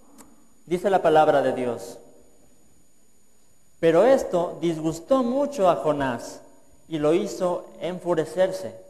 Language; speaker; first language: Spanish; native; Spanish